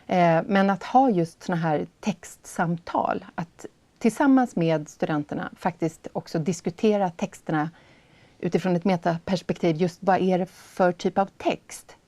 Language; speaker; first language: Swedish; native; Swedish